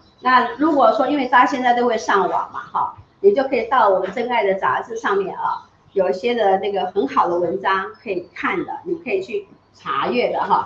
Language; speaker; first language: Chinese; native; Chinese